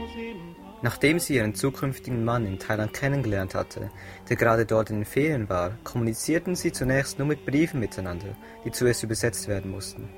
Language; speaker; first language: German; native; German